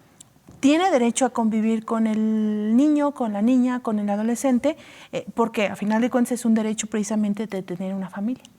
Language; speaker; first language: Spanish; native; Spanish